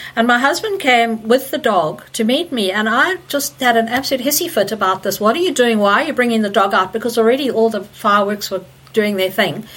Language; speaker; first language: English; native; English